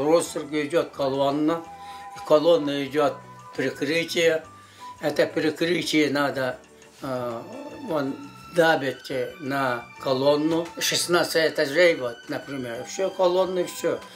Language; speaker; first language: Russian; non-native, local second language; Yakut